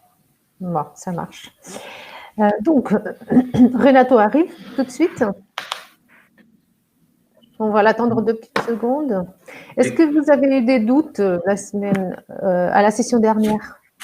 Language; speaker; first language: French; non-native, fluent; Portuguese